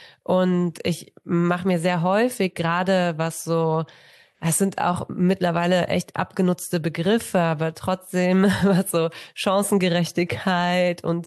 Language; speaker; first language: German; native; German